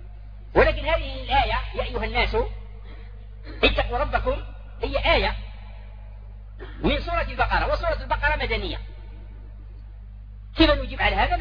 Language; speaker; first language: Arabic; native; Arabic